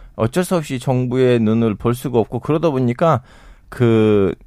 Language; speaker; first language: Korean; non-native, fluent; Turkish